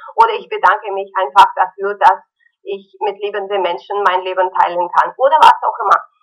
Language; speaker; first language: German; non-native, fluent; Russian